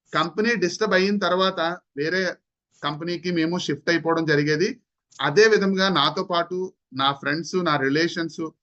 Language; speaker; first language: Telugu; native; Telugu